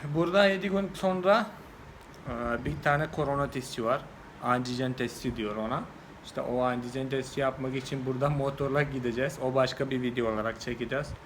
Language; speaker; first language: Turkish; non-native, fluent; Malayalam